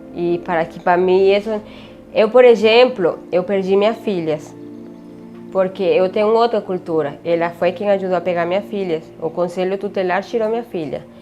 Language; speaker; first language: Portuguese; non-native, learner; Spanish